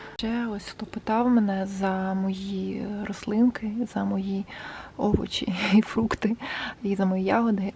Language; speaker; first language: Ukrainian; non-native, local second language; Russian